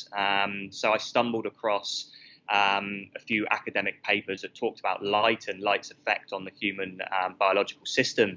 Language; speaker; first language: English; native; English